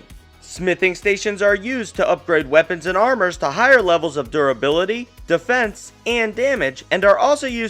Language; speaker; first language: English; native; English